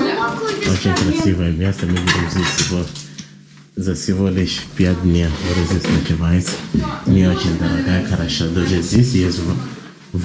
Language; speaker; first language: Russian; non-native, learner; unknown